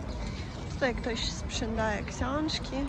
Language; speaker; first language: Polish; non-native, learner; Russian